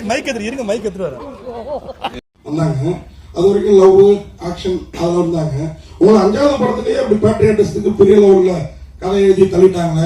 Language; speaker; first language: Tamil; native; Tamil